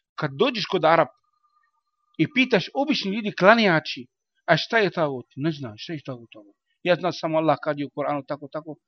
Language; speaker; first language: Croatian; non-native, learner; Arabic